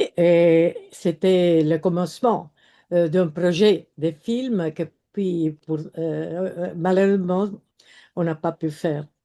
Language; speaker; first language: French; non-native, fluent; Italian